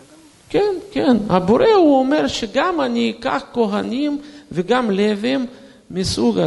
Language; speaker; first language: Hebrew; non-native, fluent; Russian